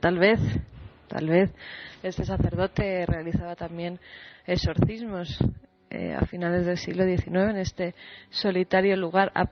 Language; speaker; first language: Spanish; native; Spanish